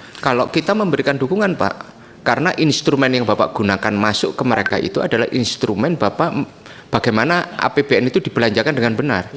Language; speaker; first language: Indonesian; native; Indonesian